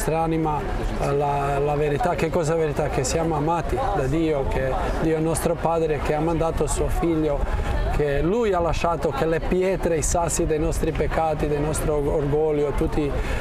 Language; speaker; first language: Italian; non-native, fluent; Croatian